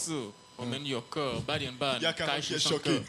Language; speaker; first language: Chinese; non-native, learner; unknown